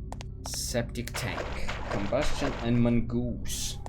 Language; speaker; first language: English; non-native, fluent; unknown